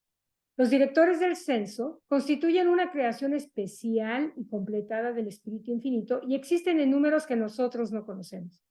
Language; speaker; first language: Spanish; native; Spanish